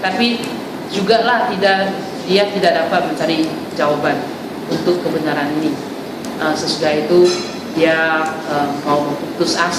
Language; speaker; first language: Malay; non-native, fluent; Chinese